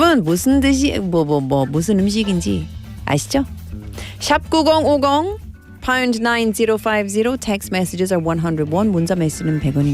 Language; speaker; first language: Korean; non-native, learner; English